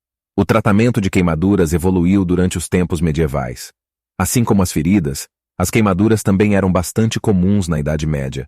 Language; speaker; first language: Portuguese; native; Portuguese